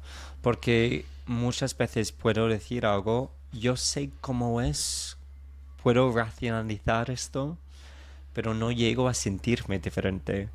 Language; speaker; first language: Spanish; non-native, fluent; English